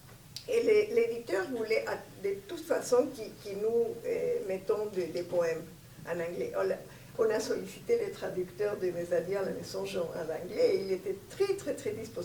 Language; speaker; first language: French; non-native, fluent; Spanish